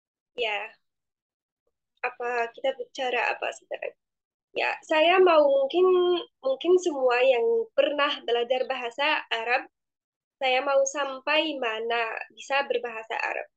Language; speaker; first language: Indonesian; non-native, fluent; Arabic